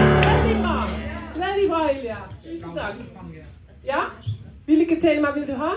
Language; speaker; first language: Norwegian; non-native, fluent; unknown